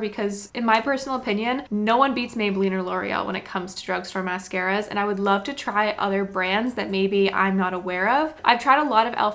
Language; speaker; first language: English; native; English